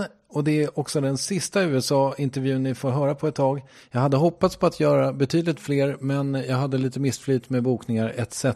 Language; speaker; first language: Swedish; native; Swedish